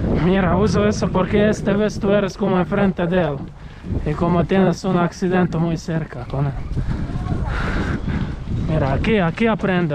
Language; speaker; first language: Spanish; non-native, learner; Croatian